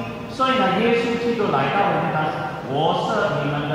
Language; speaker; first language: Chinese; non-native, fluent; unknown